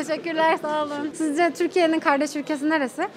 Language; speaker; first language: Turkish; native; Turkish